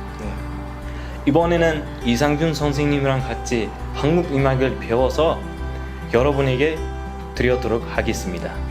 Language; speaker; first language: Korean; non-native, fluent; Uzbek